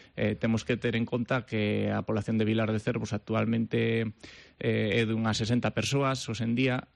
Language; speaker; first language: Galician; early bilingual, heritage; Galician